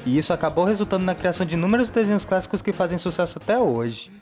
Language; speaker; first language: Portuguese; native; Portuguese